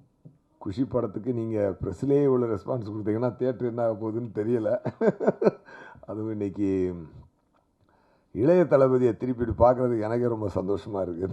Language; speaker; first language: Tamil; native; Tamil